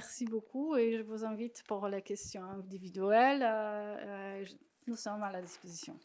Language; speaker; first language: French; non-native, fluent; Polish